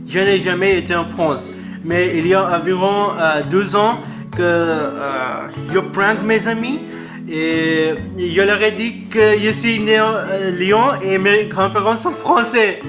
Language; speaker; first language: French; non-native, learner; Urdu